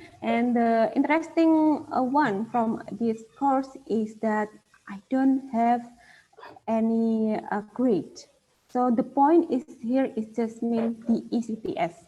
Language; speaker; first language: English; non-native, fluent; Indonesian